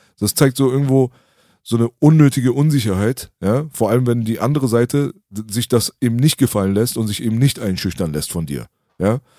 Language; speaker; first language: German; early bilingual, other home language; Persian